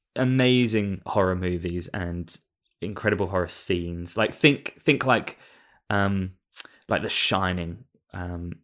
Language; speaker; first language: English; native; English